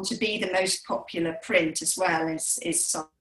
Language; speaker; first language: English; native; English